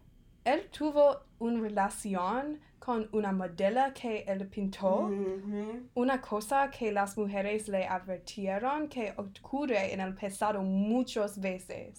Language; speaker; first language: Spanish; non-native, learner; English